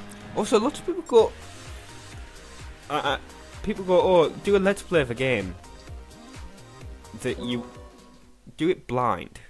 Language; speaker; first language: English; native; English